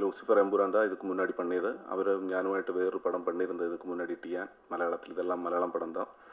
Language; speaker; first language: Tamil; non-native, learner; Malayalam